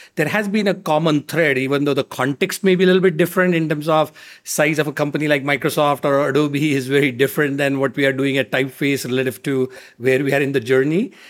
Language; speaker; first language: English; non-native, local second language; Marathi